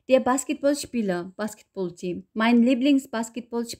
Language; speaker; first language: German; non-native, learner; Uyghur